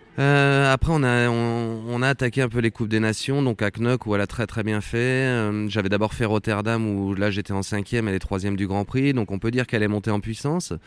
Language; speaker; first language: French; native; French